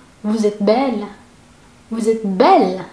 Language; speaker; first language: French; non-native, learner; Filipino